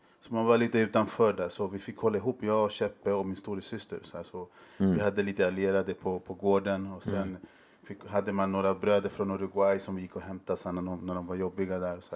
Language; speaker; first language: Swedish; early bilingual, other home language; Spanish